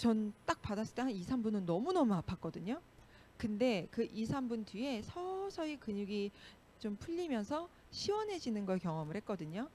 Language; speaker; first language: Korean; native; Korean